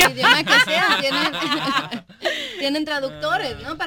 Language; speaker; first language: Spanish; native; Spanish